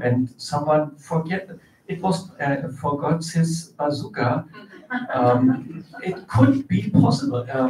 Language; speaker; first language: English; non-native, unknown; German